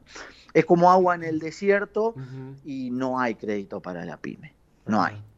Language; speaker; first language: Spanish; native; Spanish